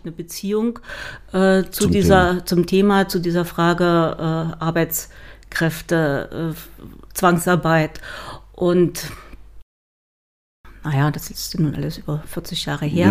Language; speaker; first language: German; native; German